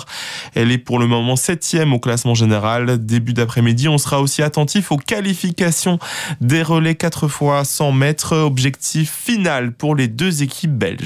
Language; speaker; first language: French; native; French